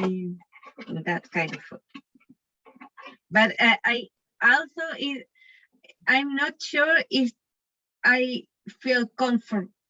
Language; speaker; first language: English; non-native, learner; Spanish